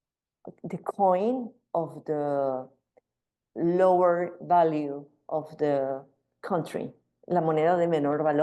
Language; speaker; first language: English; non-native, learner; Spanish